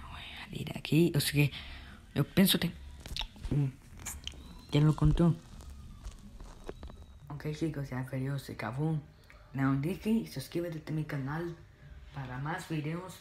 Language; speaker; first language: Spanish; early bilingual, heritage; Spanish